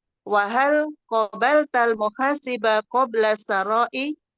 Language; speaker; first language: Arabic; non-native, learner; Indonesian